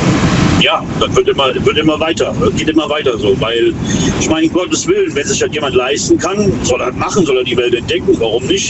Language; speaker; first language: German; native; German